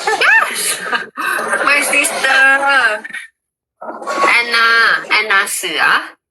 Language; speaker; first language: English; non-native, learner; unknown